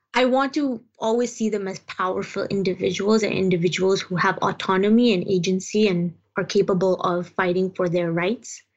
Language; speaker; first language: English; non-native, local second language; Uzbek